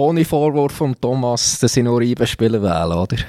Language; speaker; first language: German; native; German